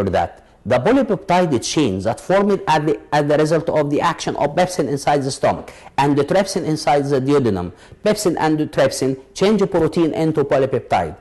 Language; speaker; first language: English; non-native, local second language; Arabic